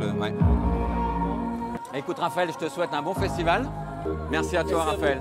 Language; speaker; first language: French; native; French